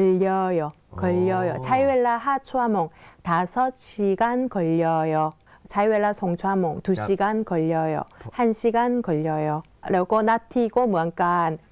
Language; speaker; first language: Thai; non-native, fluent; Korean